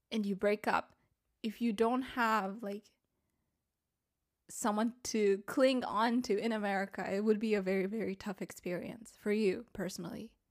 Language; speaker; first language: English; early bilingual, other home language; Japanese